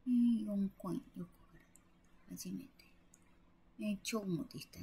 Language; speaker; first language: Korean; non-native, learner; Japanese